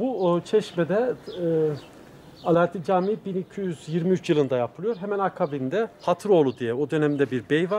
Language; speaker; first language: Turkish; native; Turkish